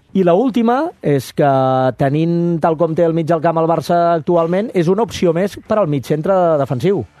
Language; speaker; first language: Catalan; native; Catalan